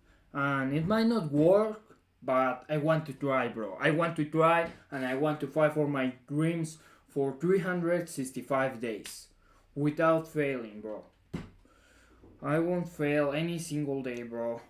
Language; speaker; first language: English; non-native, fluent; Spanish